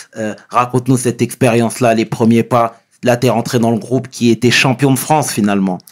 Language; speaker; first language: French; native; French